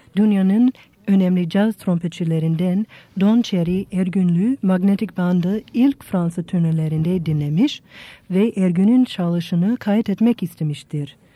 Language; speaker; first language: Turkish; non-native, fluent; English